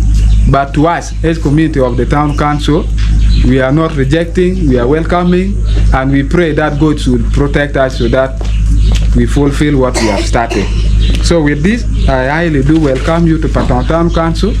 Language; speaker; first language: English; non-native, local second language; Acoli